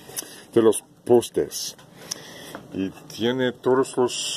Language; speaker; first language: Spanish; non-native, learner; English